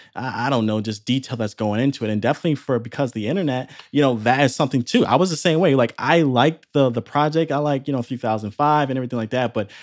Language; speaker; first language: English; native; English